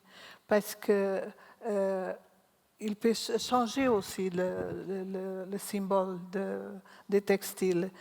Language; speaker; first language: French; non-native, learner; Portuguese